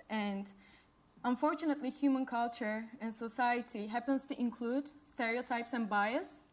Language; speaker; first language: English; non-native, fluent; Turkish